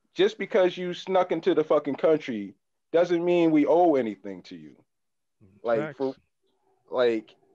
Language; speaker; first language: English; native; English